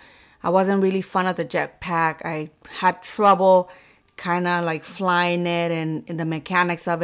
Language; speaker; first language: English; native; English